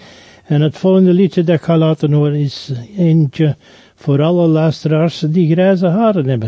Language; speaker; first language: Dutch; native; Dutch